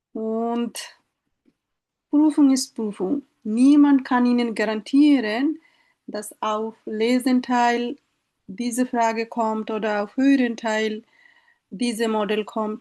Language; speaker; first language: German; non-native, fluent; Bangla